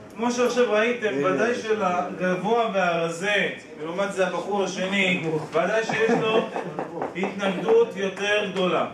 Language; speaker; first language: Hebrew; native; Hebrew